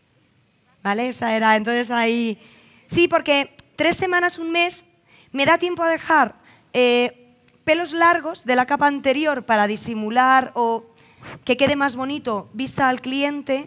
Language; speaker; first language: Spanish; native; Spanish